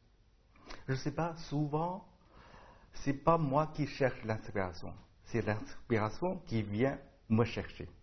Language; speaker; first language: French; non-native, learner; Chinese